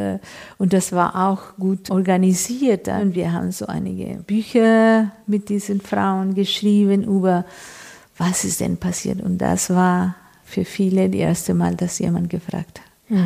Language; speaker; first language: German; non-native, fluent; Spanish